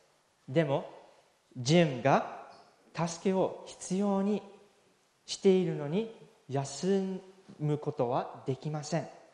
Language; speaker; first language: Japanese; non-native, fluent; English